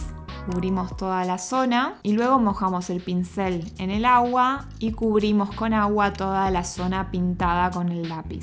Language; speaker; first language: Spanish; native; Spanish